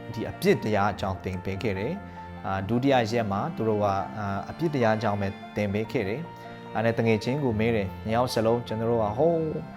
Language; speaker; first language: Burmese; non-native, local second language; Hakha Chin